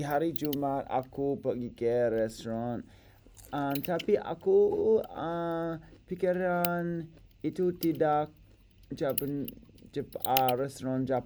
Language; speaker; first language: Indonesian; non-native, learner; English